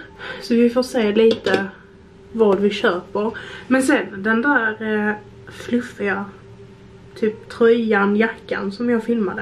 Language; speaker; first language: Swedish; native; Swedish